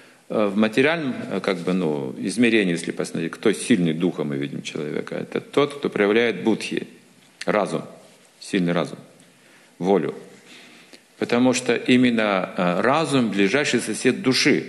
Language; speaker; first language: Russian; native; Russian